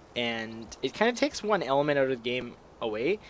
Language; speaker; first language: English; native; English